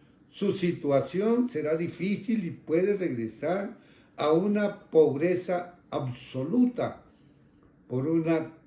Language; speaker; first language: Spanish; native; Spanish